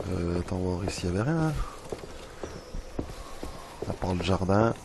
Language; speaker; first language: French; native; French